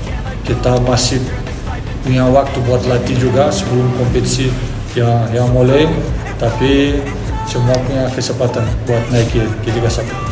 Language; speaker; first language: Indonesian; non-native, fluent; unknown